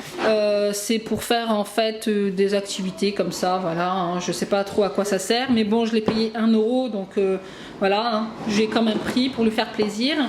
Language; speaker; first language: French; native; French